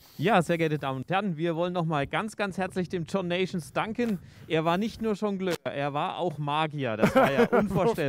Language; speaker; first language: German; native; German